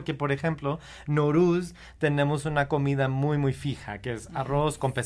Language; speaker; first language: Spanish; non-native, fluent; English